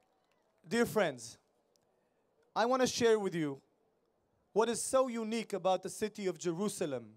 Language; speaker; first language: English; non-native, fluent; Hebrew